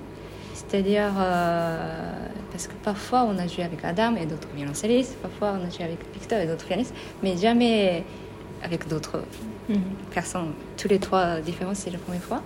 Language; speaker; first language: French; non-native, fluent; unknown